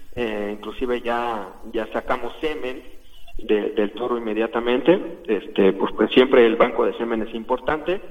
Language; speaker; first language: Spanish; native; Spanish